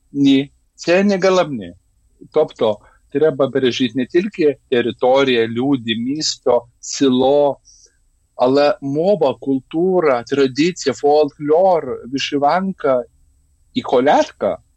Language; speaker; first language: Ukrainian; non-native, learner; Lithuanian